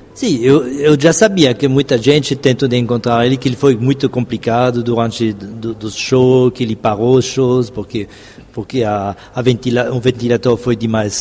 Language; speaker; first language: Portuguese; non-native, fluent; French